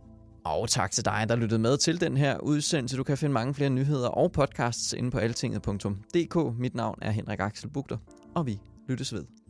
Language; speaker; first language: Danish; native; Danish